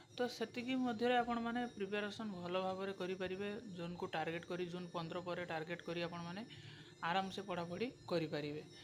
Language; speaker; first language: Odia; native; Odia